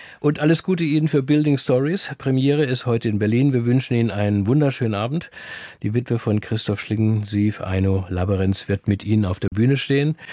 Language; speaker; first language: German; native; German